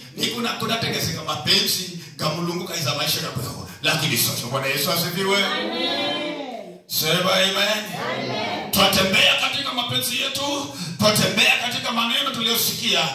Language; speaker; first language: Swahili; non-native, local second language; Giryama